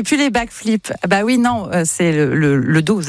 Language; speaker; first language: French; native; French